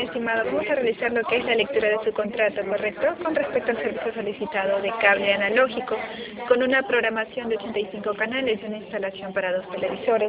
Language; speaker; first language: Spanish; native; Spanish